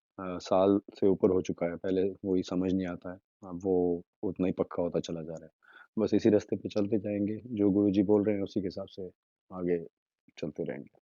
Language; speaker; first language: Hindi; native; Hindi